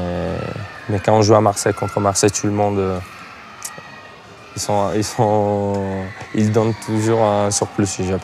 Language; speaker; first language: French; non-native, fluent; Italian